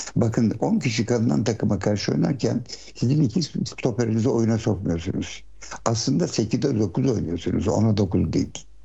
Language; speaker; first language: Turkish; early bilingual, heritage; Turkish